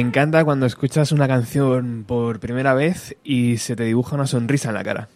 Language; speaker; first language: Spanish; native; Spanish